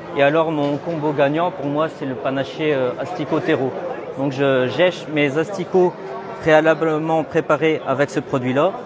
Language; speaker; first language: French; native; French